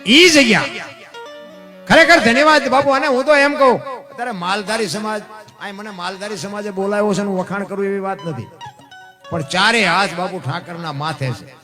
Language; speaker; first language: Gujarati; native; Gujarati